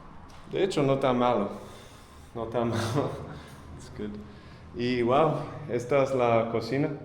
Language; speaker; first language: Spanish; non-native, fluent; English